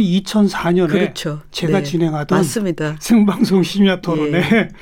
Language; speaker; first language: Korean; native; Korean